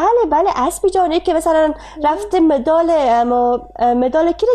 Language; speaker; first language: Persian; native; Persian